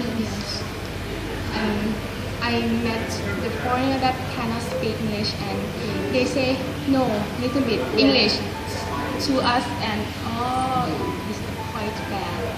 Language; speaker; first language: English; non-native, learner; Thai